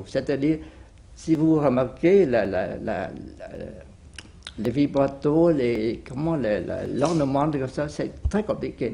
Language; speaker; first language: French; non-native, fluent; Vietnamese